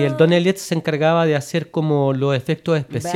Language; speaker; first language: Spanish; native; Spanish